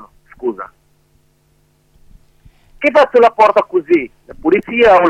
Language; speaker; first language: Italian; non-native, learner; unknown